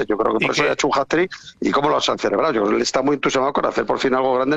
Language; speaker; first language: Spanish; native; Spanish